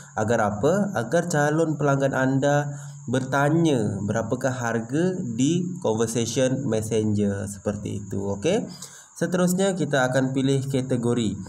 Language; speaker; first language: Malay; non-native, learner; Indonesian